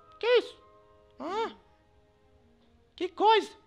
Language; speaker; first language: Portuguese; native; Portuguese